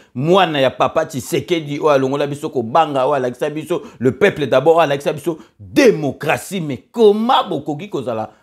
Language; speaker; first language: Lingala; native; Lingala